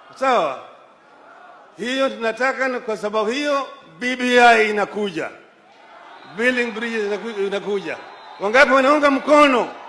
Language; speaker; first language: Swahili; non-native, local second language; Luo (Kenya and Tanzania)